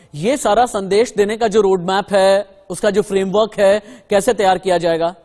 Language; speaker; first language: Hindi; native; Hindi